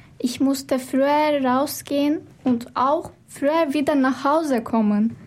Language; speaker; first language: German; non-native, learner; Turkish